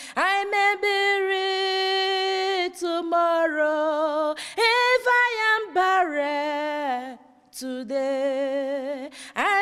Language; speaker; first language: Italian; non-native, learner; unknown